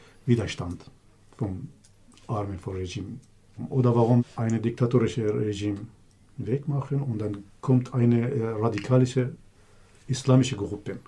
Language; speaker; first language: German; non-native, learner; Kurdish